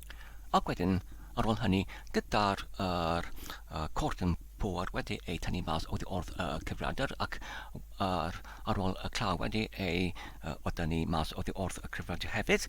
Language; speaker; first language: Welsh; non-native, learner; Polish